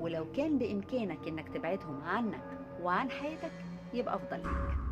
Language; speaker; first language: Arabic; native; Arabic